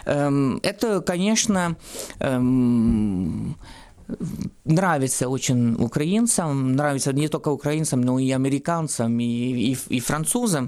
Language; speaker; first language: Russian; non-native, fluent; French